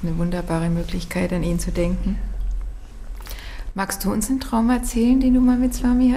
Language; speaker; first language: German; native; German